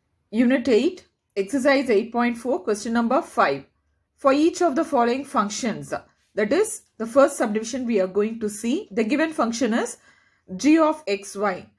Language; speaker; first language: English; non-native, local second language; Tamil